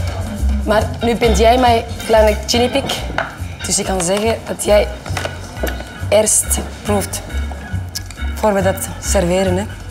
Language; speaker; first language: Dutch; non-native, fluent; Icelandic